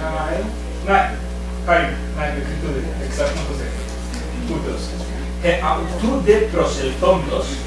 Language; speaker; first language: Greek; non-native, learner; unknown